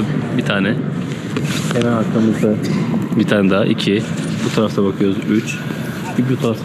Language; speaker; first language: Turkish; native; Turkish